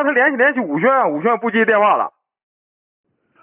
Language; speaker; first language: Chinese; native; Chinese